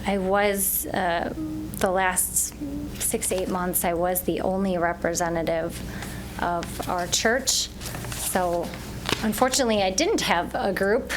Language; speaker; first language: English; native; English